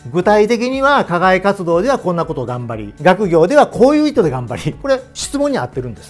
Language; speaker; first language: Japanese; native; Japanese